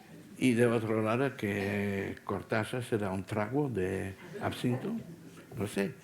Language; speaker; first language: Spanish; non-native, fluent; Dutch